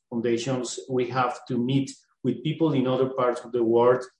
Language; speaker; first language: English; non-native, learner; Spanish